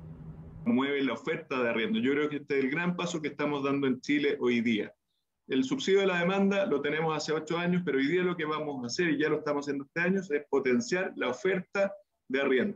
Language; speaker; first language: Spanish; native; Spanish